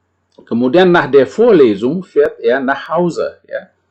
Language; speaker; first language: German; non-native, fluent; Indonesian